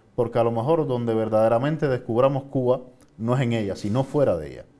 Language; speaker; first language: Spanish; native; Spanish